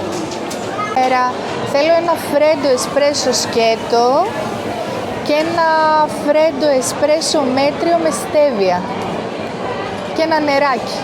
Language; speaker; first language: Greek; native; Greek